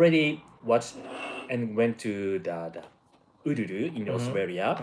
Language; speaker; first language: English; non-native, fluent; Japanese